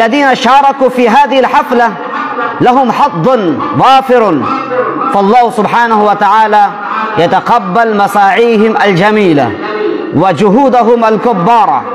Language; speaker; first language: Arabic; non-native, fluent; Urdu